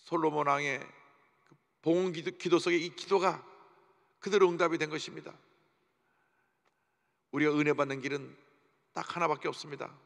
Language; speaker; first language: Korean; native; Korean